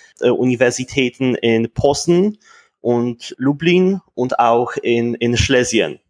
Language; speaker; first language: German; non-native, fluent; Polish